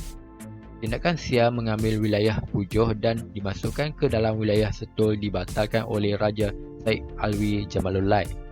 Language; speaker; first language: Malay; native; Malay